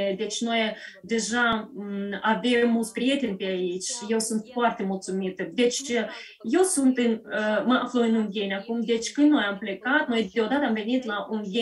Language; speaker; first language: Romanian; early bilingual, heritage; Romanian